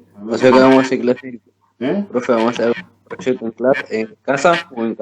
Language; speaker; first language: Spanish; native; Spanish